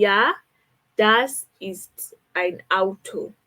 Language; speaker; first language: German; non-native, fluent; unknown